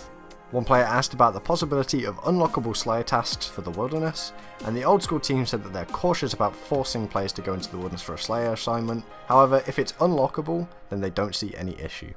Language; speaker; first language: English; native; English